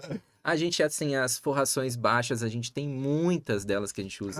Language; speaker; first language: Portuguese; native; Portuguese